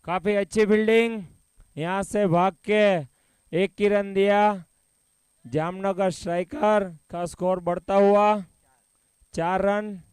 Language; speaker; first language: Hindi; non-native, local second language; Gujarati